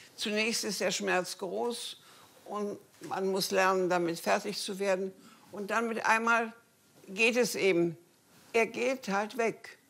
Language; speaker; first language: German; native; German